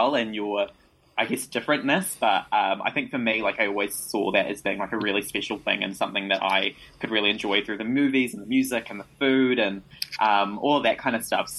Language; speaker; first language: English; native; English